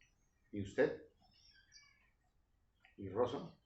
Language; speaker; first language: Spanish; native; Spanish